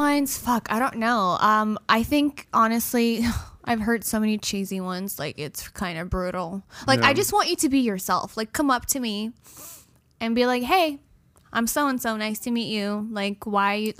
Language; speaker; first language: English; native; English